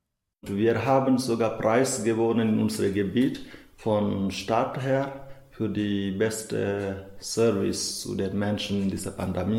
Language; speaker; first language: German; non-native, fluent; Hindi